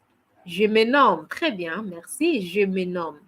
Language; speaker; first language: French; non-native, fluent; English